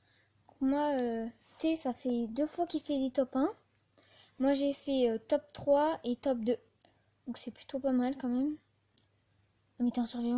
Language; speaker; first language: French; native; French